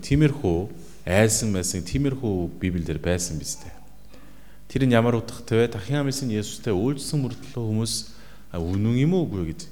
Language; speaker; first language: Mongolian; non-native, fluent; Korean